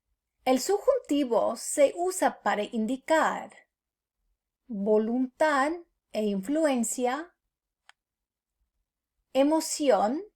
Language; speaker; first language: Spanish; non-native, fluent; English